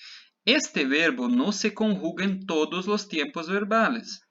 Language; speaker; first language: Spanish; non-native, fluent; Portuguese